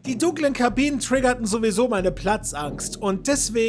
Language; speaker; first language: German; native; German